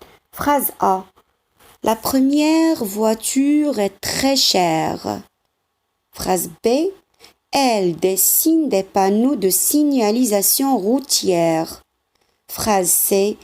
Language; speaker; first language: French; non-native, local second language; Arabic